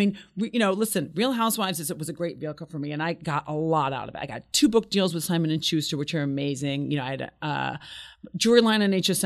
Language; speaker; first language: English; native; English